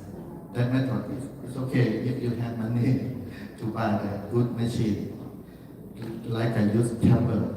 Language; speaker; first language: English; non-native, learner; Thai